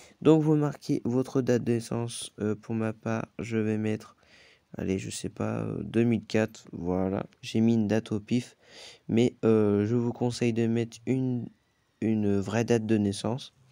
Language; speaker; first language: French; native; French